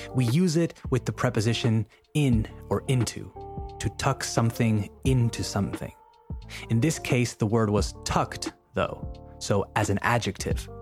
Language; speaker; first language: English; non-native, fluent; Spanish